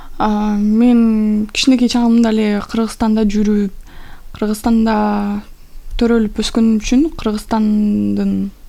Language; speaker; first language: Kyrgyz; non-native, local second language; Russian